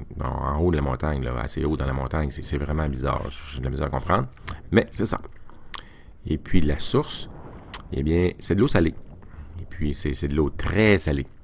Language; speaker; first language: French; native; French